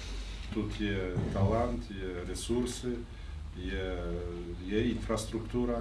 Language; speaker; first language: Ukrainian; non-native, fluent; Polish